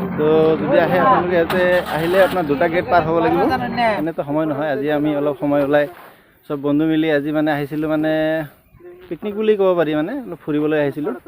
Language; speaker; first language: Assamese; non-native, local second language; Bangla